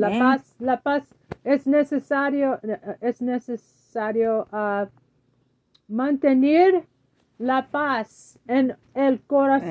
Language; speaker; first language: Spanish; non-native, learner; English